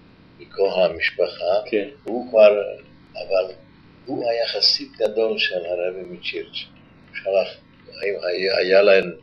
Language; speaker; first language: Hebrew; non-native, fluent; Yiddish